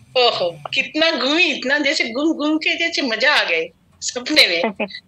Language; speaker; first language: Hindi; non-native, local second language; Bangla